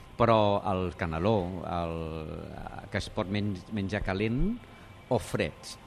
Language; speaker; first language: Catalan; non-native, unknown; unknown